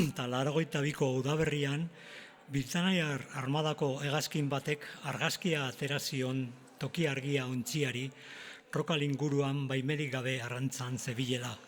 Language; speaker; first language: Basque; non-native, local second language; Spanish